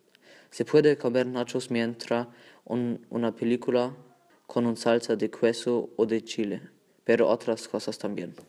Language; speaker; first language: Spanish; non-native, learner; German